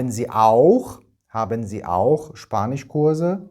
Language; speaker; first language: German; non-native, fluent; Persian